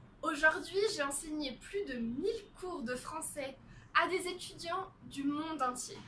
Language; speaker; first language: French; native; French